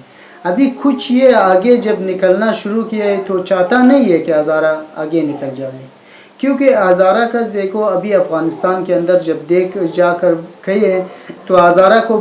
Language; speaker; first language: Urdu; non-native, learner; Persian